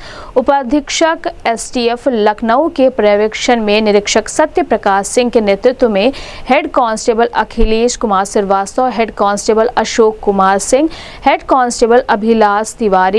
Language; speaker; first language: Hindi; native; Hindi